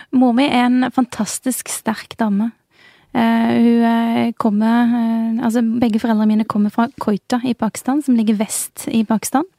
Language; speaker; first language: Norwegian; early bilingual, other home language; Urdu